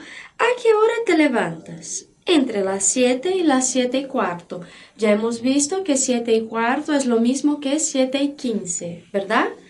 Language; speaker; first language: Spanish; non-native, fluent; Portuguese